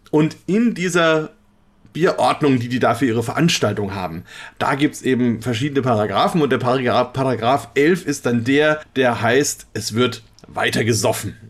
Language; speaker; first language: German; native; German